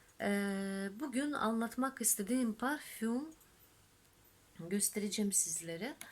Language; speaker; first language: Turkish; non-native, fluent; Russian